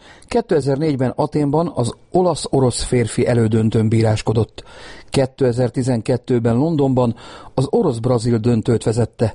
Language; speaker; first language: Hungarian; native; Hungarian